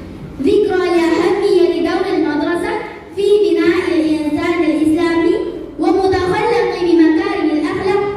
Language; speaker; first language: Arabic; non-native, learner; Indonesian